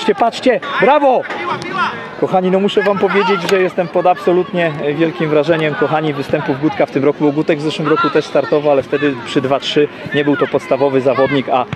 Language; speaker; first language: Polish; native; Polish